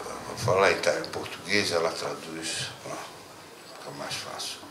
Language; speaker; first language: Italian; non-native, learner; Portuguese